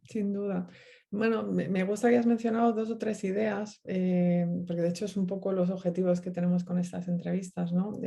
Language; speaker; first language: Spanish; native; Spanish